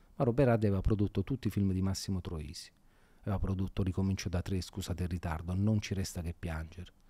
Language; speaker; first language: Italian; native; Italian